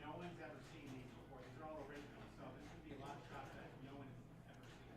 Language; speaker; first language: English; native; English